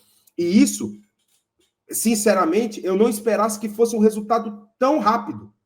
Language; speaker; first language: Portuguese; native; Portuguese